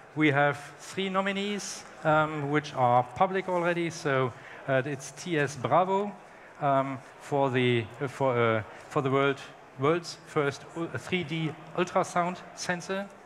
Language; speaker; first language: English; non-native, fluent; German